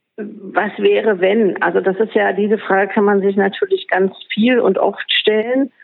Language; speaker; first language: German; native; German